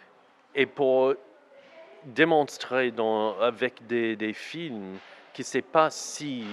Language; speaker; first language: French; non-native, learner; English